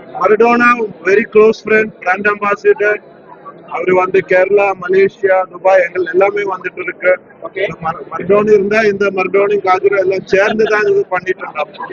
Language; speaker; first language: Tamil; non-native, learner; Malayalam